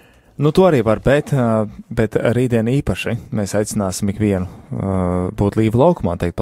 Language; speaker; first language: Latvian; native; Latvian